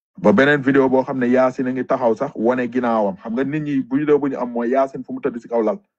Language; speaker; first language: Wolof; non-native, local second language; Fula